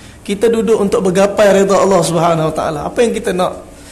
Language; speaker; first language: Malay; native; Malay